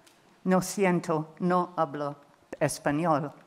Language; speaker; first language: Spanish; non-native, learner; English